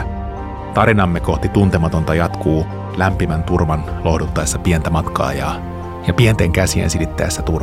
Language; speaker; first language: Finnish; native; Finnish